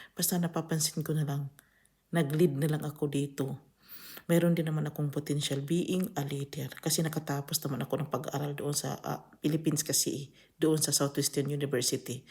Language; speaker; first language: Filipino; native; Filipino